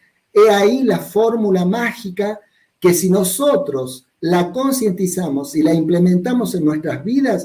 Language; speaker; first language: Spanish; native; Spanish